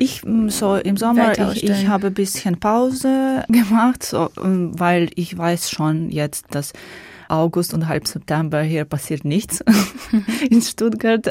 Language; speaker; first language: German; non-native, learner; Ukrainian